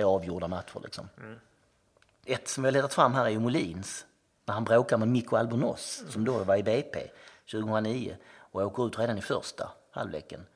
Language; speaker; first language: Swedish; native; Swedish